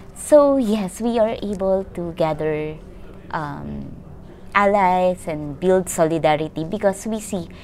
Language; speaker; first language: English; non-native, local second language; Filipino